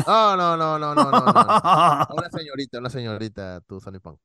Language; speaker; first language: Spanish; native; Spanish